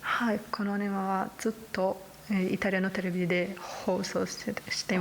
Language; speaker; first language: Japanese; non-native, learner; Italian